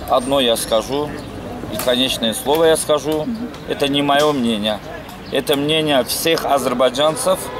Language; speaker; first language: Russian; non-native, local second language; Azerbaijani